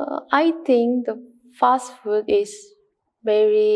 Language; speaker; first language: English; non-native, learner; Japanese